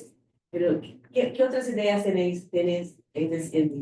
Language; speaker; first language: Spanish; non-native, fluent; Portuguese